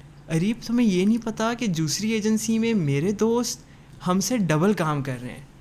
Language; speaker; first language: English; early bilingual, other home language; Urdu